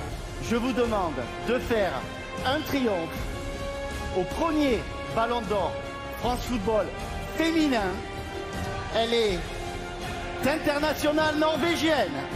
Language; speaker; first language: French; native; French